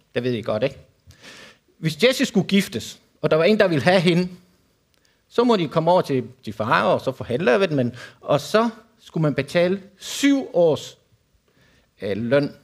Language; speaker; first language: Danish; non-native, fluent; Spanish